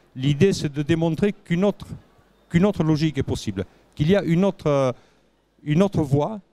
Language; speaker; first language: French; native; French